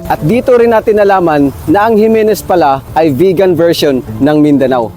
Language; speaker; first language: Filipino; non-native, local second language; Cebuano